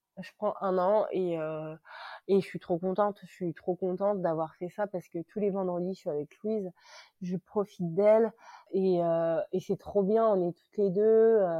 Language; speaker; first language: French; early bilingual, other home language; Lingala